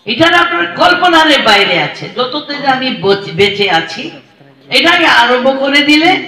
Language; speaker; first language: Bangla; non-native, local second language; Hindi